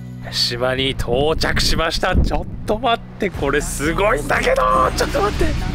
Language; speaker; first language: Japanese; native; Japanese